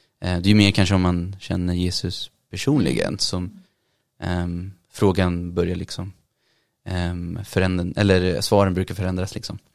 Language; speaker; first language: Swedish; native; Swedish